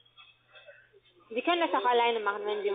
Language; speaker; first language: German; non-native, fluent; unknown